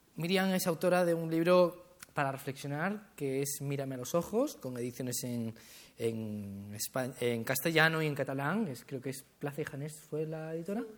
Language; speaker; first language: Spanish; native; Spanish